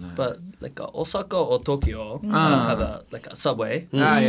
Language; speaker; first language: English; non-native, learner; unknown